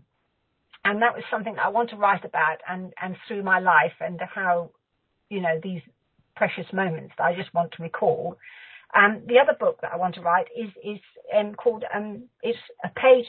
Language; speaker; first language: English; native; English